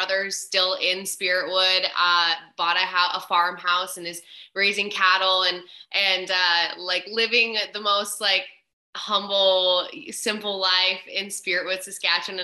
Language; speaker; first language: English; native; English